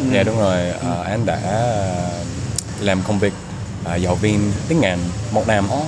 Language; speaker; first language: Vietnamese; non-native, learner; English